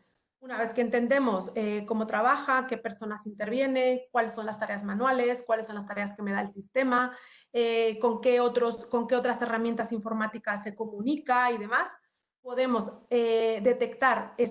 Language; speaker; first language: Spanish; native; Spanish